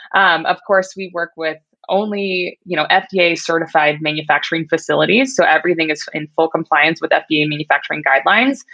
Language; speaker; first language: English; native; English